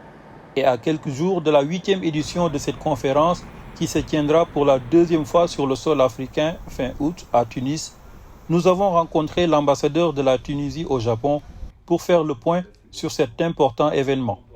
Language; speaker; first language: French; native; French